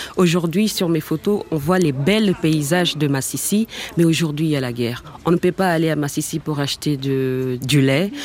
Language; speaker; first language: French; non-native, local second language; Swahili